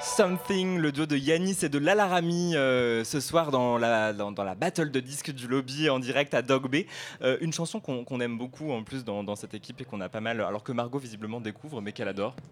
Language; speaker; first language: French; native; French